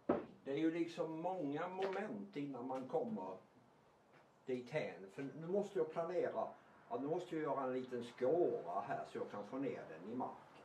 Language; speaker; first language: Swedish; native; Swedish